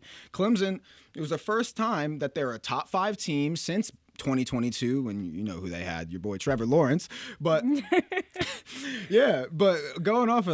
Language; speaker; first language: English; native; English